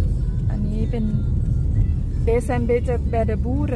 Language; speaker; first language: Dutch; non-native, learner; Thai